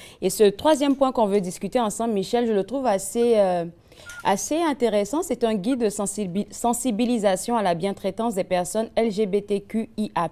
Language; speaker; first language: French; native; French